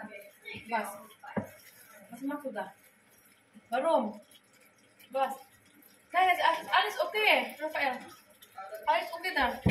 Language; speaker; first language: German; non-native, learner; Filipino